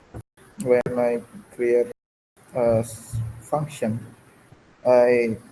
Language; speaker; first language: English; non-native, learner; Indonesian